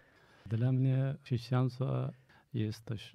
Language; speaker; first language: Polish; non-native, fluent; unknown